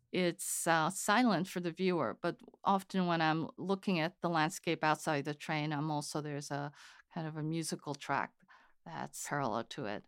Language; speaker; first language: English; non-native, fluent; Korean